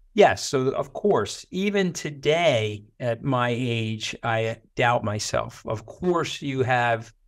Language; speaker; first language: English; native; English